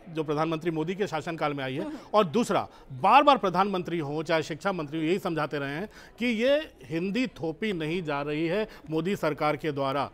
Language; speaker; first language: Hindi; native; Hindi